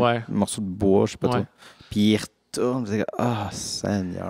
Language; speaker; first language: French; native; French